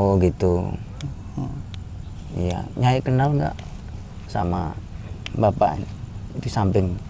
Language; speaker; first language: Indonesian; native; Indonesian